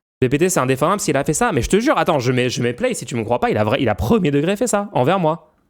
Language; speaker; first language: French; native; French